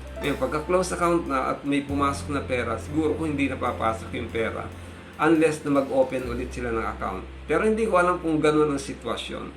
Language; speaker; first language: Filipino; native; Filipino